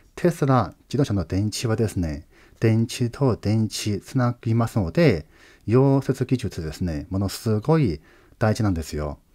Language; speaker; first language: Japanese; non-native, fluent; Chinese